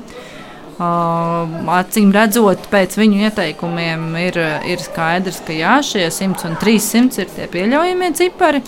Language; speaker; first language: Latvian; native; Latvian